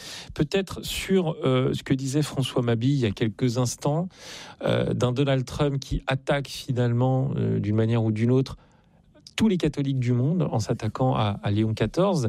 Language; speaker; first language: French; native; French